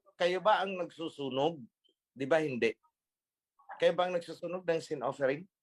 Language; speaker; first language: Filipino; native; Filipino